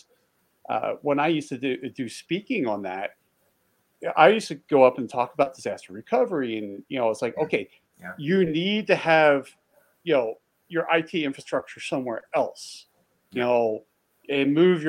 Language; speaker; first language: English; native; English